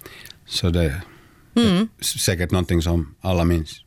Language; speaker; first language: Swedish; non-native, local second language; Finnish